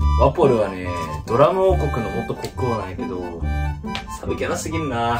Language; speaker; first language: Japanese; native; Japanese